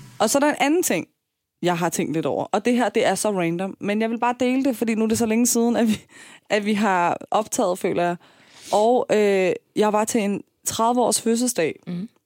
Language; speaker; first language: Danish; early bilingual, other home language; Persian